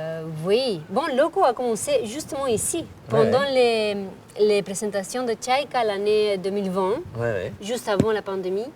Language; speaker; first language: French; non-native, fluent; Spanish